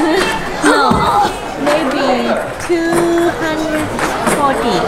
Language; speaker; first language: English; non-native, learner; Japanese